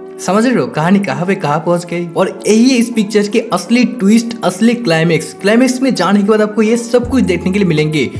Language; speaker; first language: Hindi; non-native, local second language; Bangla